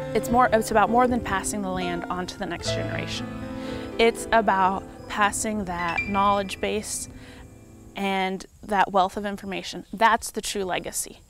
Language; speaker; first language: English; native; English